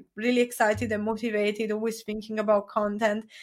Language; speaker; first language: English; non-native, fluent; Italian